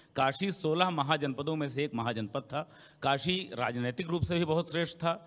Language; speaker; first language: Hindi; native; Hindi